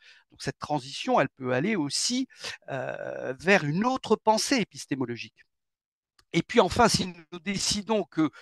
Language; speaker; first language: French; native; French